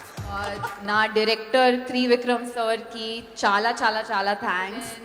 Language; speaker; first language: Telugu; non-native, learner; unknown